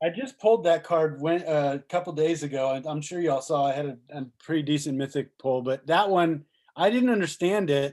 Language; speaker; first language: English; native; English